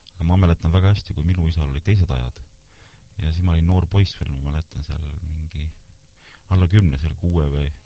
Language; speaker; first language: Estonian; native; Estonian